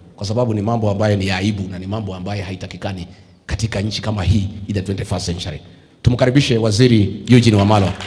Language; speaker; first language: Swahili; non-native, local second language; Kikuyu